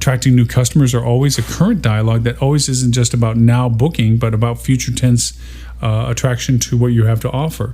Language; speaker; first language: English; native; English